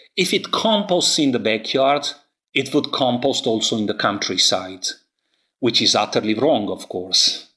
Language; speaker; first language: English; non-native, fluent; Italian